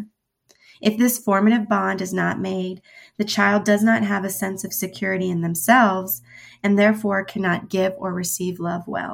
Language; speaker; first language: English; early bilingual, other home language; Spanish